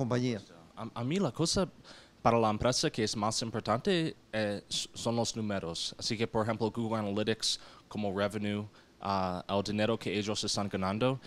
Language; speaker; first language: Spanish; non-native, learner; English